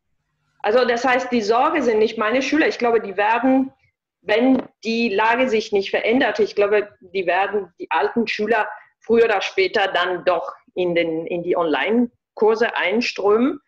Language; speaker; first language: German; non-native, fluent; Italian